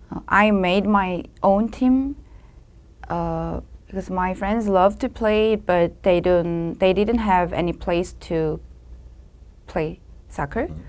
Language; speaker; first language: English; non-native, learner; Korean